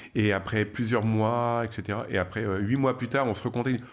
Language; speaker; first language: French; native; French